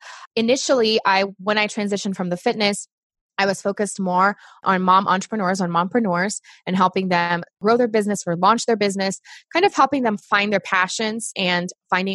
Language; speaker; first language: English; non-native, fluent; Portuguese